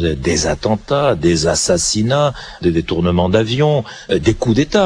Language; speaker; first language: French; native; French